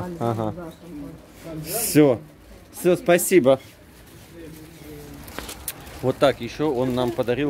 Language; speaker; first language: Russian; native; Russian